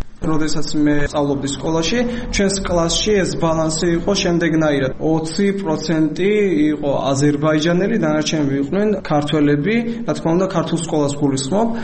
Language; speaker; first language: Georgian; non-native, local second language; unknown